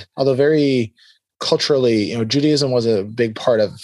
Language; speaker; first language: English; native; English